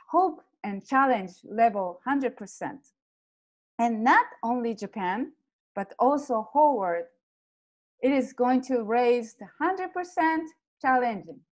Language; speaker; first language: English; non-native, fluent; Japanese